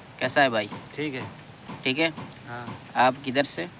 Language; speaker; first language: Hindi; non-native, learner; Bangla